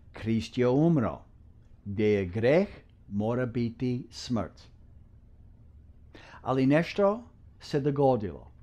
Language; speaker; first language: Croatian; early bilingual, heritage; Croatian